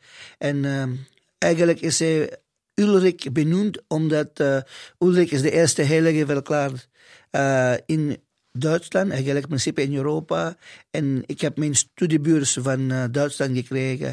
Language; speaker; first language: Dutch; non-native, fluent; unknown